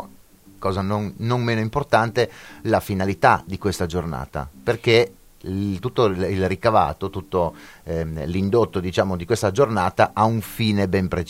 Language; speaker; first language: Italian; native; Italian